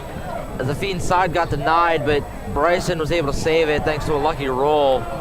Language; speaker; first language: English; native; English